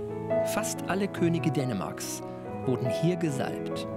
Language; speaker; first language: German; native; German